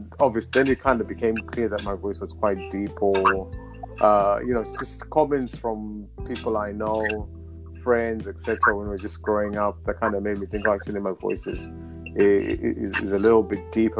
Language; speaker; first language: English; non-native, local second language; Shona